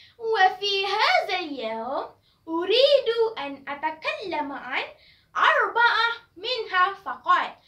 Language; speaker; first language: Arabic; non-native, learner; Malay